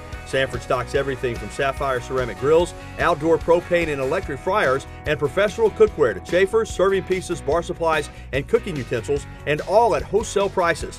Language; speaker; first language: English; native; English